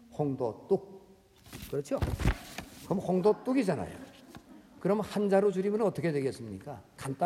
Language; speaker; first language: Korean; native; Korean